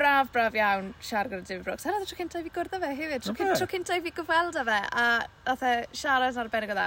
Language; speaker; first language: Welsh; native; Welsh